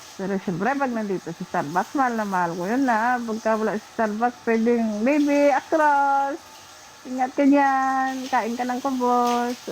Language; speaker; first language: Filipino; non-native, local second language; Hiligaynon